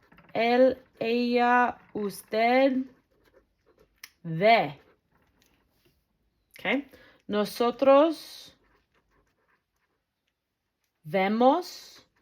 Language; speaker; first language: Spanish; non-native, fluent; English